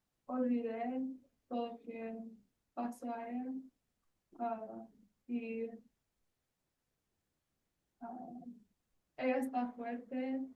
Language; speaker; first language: Spanish; non-native, learner; English